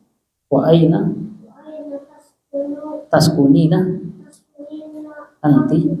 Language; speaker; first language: Arabic; non-native, fluent; Indonesian